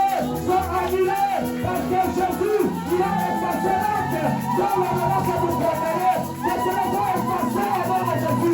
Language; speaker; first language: French; non-native, local second language; Lingala